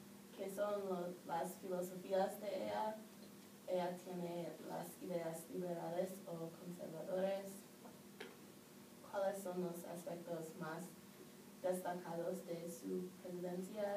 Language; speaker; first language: Spanish; non-native, learner; English